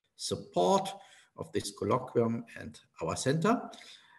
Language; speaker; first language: English; non-native, fluent; German